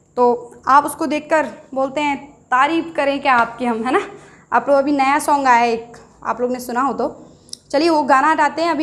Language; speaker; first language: Hindi; native; Hindi